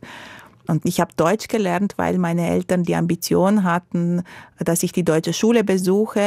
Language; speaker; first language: German; non-native, local second language; Romanian